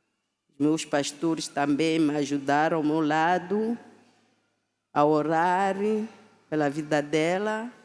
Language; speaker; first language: Portuguese; non-native, local second language; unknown